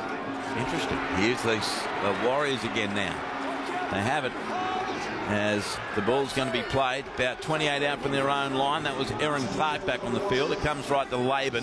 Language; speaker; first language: English; native; English